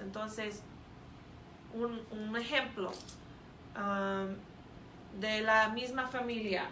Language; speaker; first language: Spanish; non-native, fluent; English